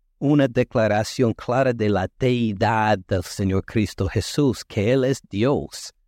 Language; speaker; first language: Spanish; non-native, fluent; English